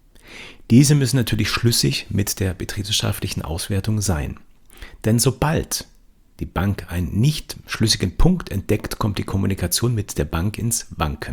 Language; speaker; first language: German; native; German